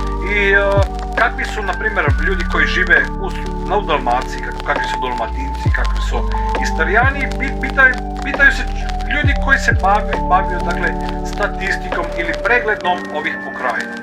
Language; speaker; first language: Croatian; native; Croatian